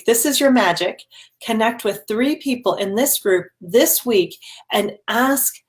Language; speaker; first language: English; native; English